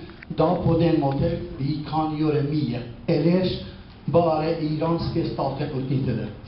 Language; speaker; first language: Norwegian; non-native, learner; Kurdish